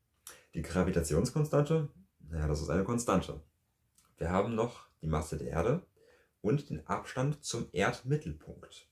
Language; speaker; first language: German; native; German